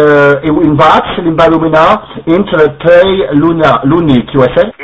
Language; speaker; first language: Romanian; non-native, learner; French